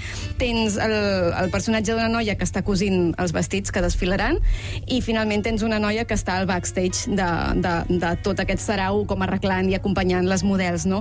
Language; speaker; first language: Catalan; native; Catalan